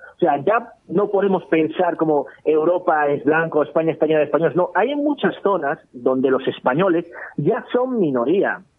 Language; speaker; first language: Spanish; native; Spanish